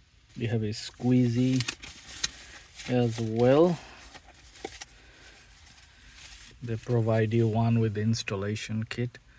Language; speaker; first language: English; non-native, fluent; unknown